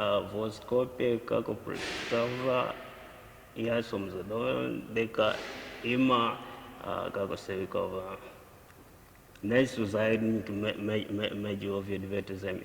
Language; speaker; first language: Macedonian; non-native, learner; Swahili